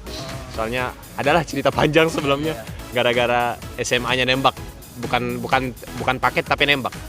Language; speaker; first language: Indonesian; early bilingual, heritage; Indonesian